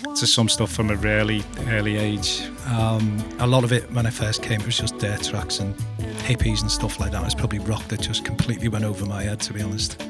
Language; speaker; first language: English; native; English